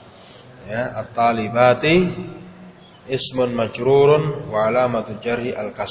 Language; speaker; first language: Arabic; non-native, fluent; Indonesian